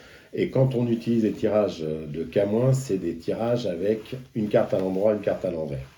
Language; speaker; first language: French; native; French